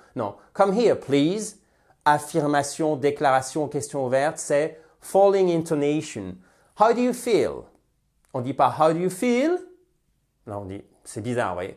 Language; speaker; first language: French; native; French